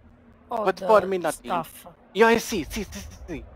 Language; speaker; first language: English; non-native, learner; Hungarian